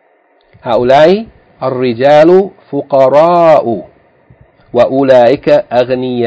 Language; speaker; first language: Arabic; non-native, fluent; English